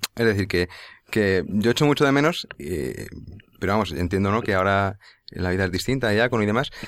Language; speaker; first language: Spanish; native; Spanish